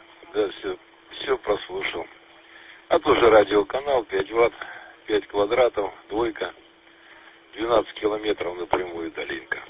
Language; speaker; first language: Russian; native; Russian